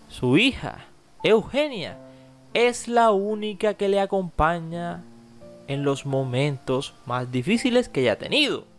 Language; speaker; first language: Spanish; native; Spanish